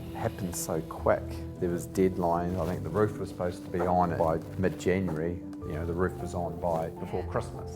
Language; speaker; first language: English; native; English